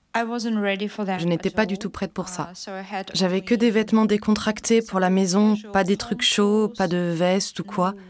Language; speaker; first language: French; non-native, fluent; Ukrainian